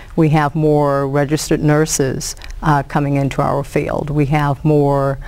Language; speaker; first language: English; native; English